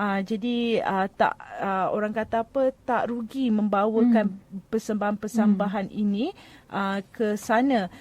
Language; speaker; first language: Malay; native; Malay